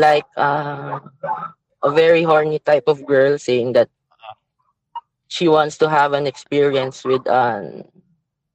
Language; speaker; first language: English; non-native, local second language; Filipino